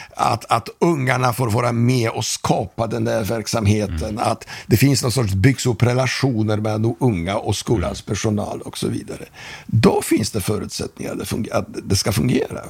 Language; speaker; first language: Swedish; non-native, fluent; Polish